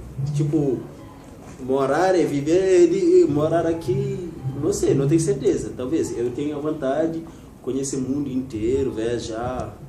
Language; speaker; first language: Portuguese; non-native, learner; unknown